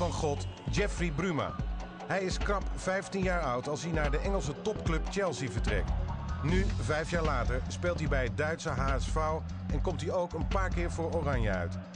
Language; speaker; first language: Dutch; native; Dutch